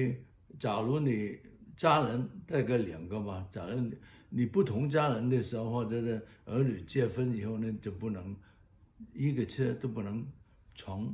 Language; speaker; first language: Chinese; non-native, local second language; Cantonese